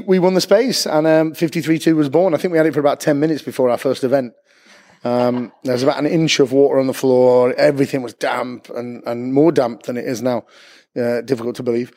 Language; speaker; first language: English; native; English